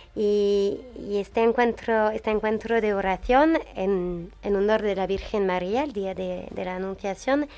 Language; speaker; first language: Spanish; non-native, fluent; French